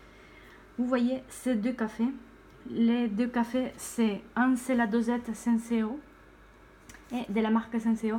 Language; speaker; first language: French; non-native, fluent; Spanish